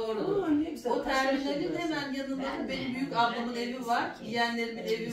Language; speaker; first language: Turkish; native; Turkish